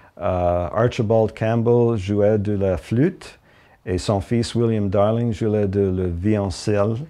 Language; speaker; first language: French; non-native, local second language; English